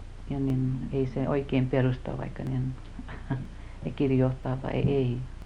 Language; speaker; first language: Finnish; early bilingual, heritage; Finnish